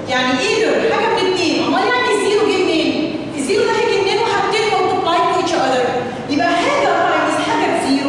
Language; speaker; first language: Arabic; native; Arabic